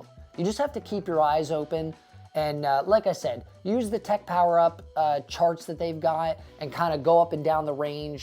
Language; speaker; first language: English; native; English